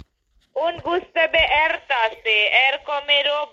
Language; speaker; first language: German; non-native, learner; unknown